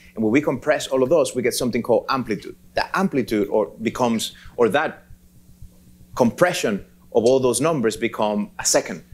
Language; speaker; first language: English; non-native, fluent; Spanish